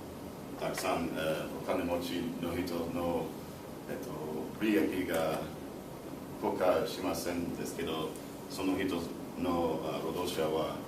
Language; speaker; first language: Japanese; non-native, learner; English